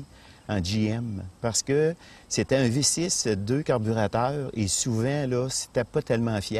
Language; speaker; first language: French; native; French